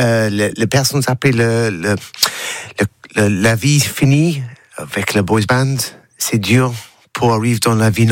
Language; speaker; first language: French; non-native, learner; English